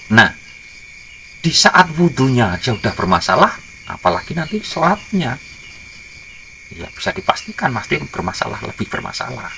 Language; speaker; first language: Indonesian; non-native, local second language; Javanese